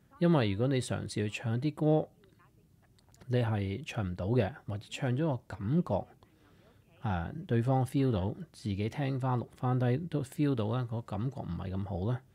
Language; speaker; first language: Cantonese; early bilingual, heritage; English